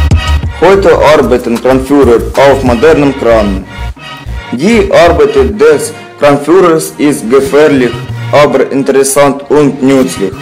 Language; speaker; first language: German; non-native, learner; Russian